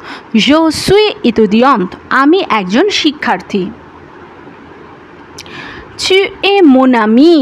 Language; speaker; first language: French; non-native, fluent; Bangla